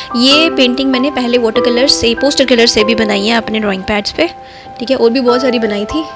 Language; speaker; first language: Hindi; non-native, local second language; Dogri